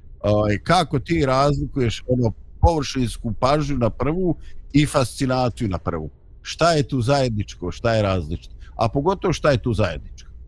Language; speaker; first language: Bosnian; native; Bosnian